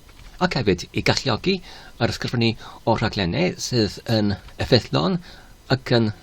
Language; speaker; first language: Welsh; non-native, fluent; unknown